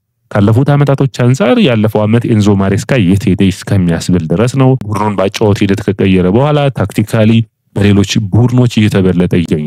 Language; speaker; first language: Amharic; native; Amharic